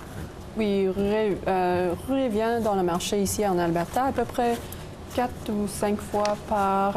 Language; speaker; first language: French; non-native, local second language; English